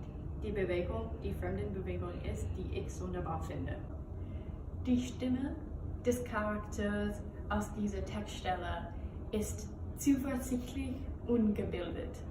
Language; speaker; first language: German; non-native, learner; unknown